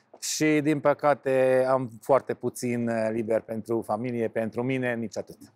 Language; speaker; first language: Romanian; non-native, local second language; Hungarian